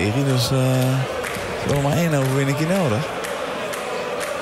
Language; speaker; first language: Dutch; native; Dutch